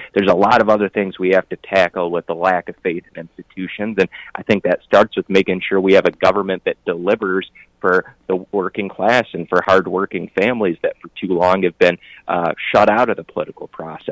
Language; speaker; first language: English; native; English